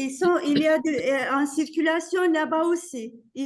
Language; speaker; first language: French; non-native, fluent; Turkish